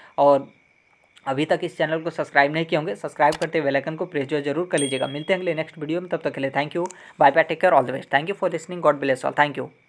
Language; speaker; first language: Hindi; native; Hindi